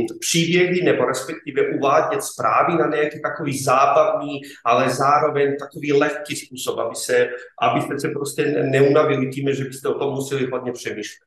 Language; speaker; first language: Czech; non-native, fluent; Serbian